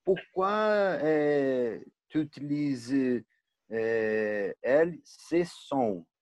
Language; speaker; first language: French; non-native, learner; Portuguese